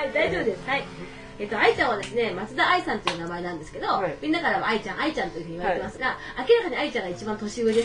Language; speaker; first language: Japanese; native; Japanese